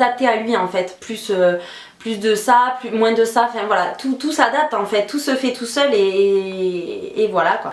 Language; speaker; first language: French; native; French